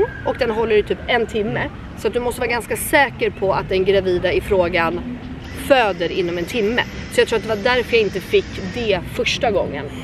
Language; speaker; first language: Swedish; native; Swedish